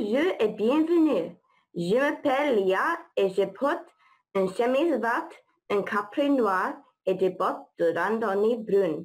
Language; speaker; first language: French; non-native, learner; English